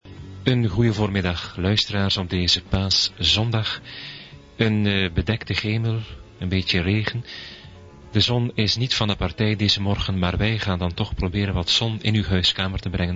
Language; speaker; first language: Dutch; native; Dutch